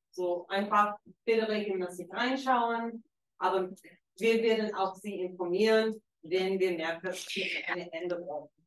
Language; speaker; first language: German; non-native, fluent; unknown